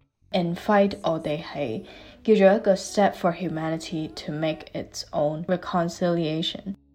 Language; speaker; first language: English; non-native, local second language; Cantonese